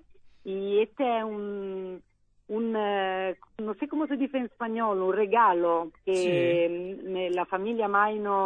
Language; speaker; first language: Spanish; non-native, learner; Italian